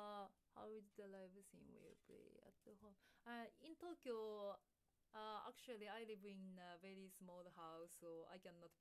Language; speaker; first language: English; non-native, fluent; Japanese